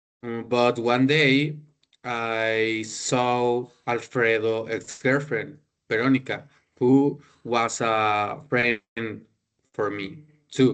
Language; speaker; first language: English; non-native, learner; Spanish